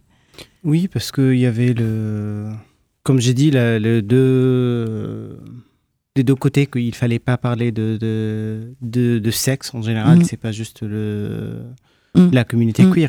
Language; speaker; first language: French; non-native, fluent; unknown